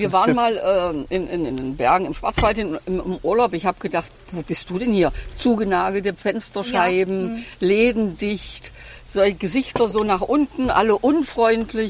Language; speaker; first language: German; native; German